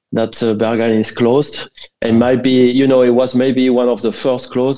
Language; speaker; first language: English; non-native, fluent; French